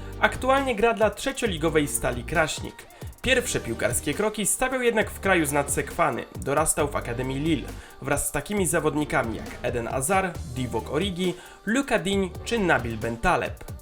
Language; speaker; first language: Polish; native; Polish